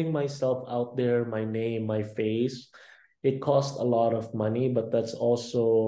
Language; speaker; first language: English; non-native, local second language; Filipino